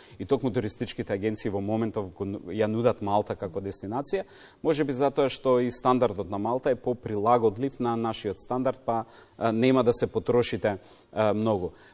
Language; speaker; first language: Macedonian; native; Macedonian